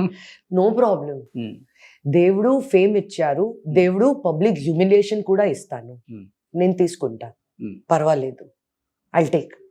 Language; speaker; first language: Telugu; non-native, fluent; Hindi